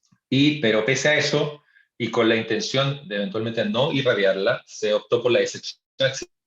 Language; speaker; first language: Spanish; native; Spanish